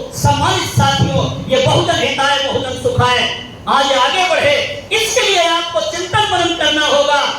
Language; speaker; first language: Hindi; native; Hindi